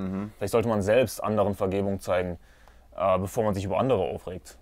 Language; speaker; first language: German; native; German